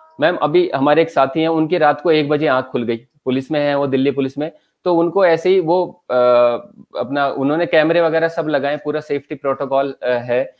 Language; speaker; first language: Hindi; native; Hindi